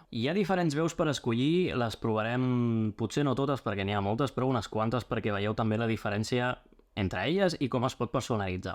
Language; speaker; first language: Catalan; native; Catalan